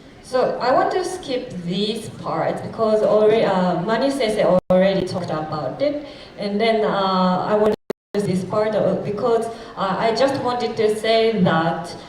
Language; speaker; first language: English; non-native, fluent; Japanese